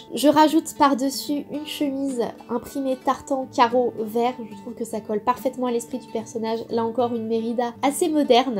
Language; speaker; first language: French; native; French